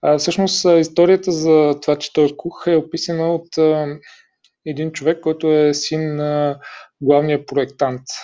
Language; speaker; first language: Bulgarian; native; Bulgarian